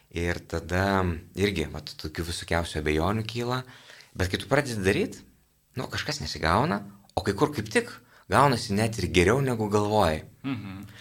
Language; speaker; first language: Lithuanian; native; Lithuanian